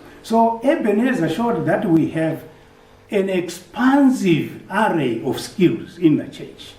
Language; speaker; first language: English; non-native, local second language; Shona